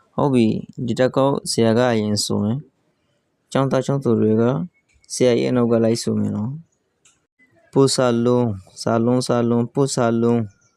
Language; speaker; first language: Burmese; non-native, local second language; Rohingya